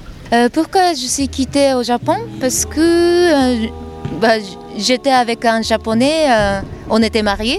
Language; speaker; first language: French; non-native, fluent; Japanese